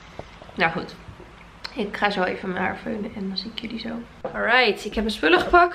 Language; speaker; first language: Dutch; native; Dutch